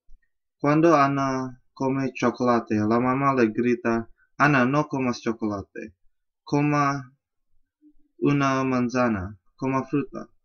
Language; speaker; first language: Spanish; non-native, learner; English